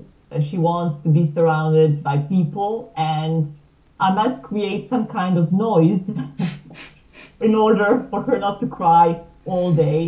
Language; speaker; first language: English; non-native, fluent; Serbian